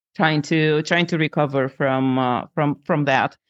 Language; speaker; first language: English; non-native, fluent; Lithuanian